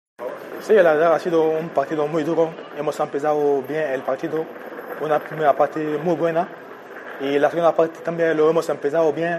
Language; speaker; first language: Spanish; non-native, fluent; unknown